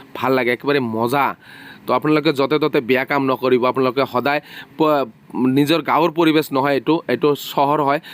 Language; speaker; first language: Assamese; non-native, local second language; Bangla